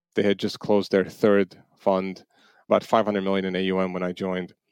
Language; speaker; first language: English; non-native, fluent; Armenian